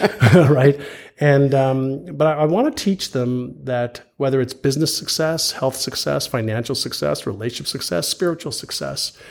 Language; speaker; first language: English; early bilingual, other home language; Hebrew